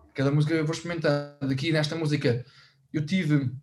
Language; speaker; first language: Portuguese; native; Portuguese